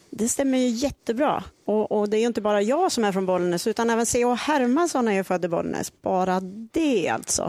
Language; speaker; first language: Swedish; native; Swedish